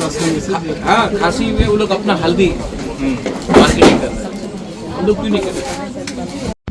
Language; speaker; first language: Hindi; non-native, local second language; Kok Borok